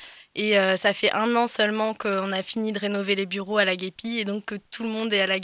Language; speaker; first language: French; native; French